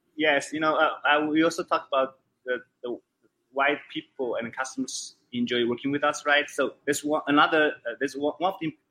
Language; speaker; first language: English; non-native, fluent; Chinese